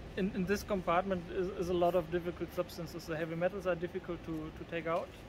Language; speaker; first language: English; non-native, fluent; German